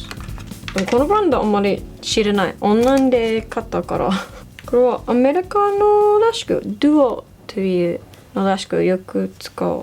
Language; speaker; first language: Japanese; non-native, learner; English